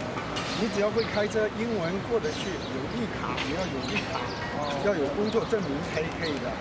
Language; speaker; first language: Chinese; native; Chinese